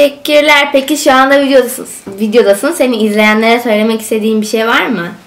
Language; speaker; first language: Turkish; native; Turkish